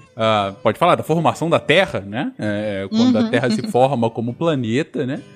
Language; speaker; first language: Portuguese; native; Portuguese